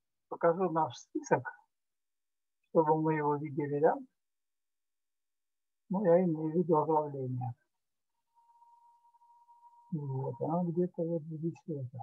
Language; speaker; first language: Russian; native; Russian